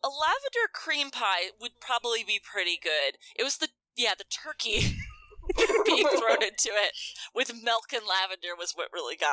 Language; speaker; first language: English; native; English